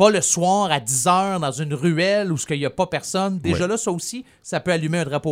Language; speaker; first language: French; native; French